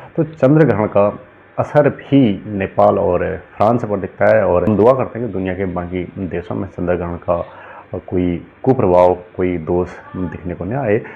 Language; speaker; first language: Hindi; native; Hindi